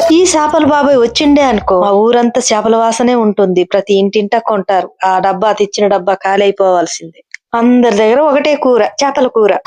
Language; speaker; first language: Telugu; non-native, local second language; Koya